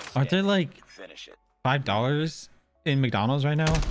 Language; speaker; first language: English; native; English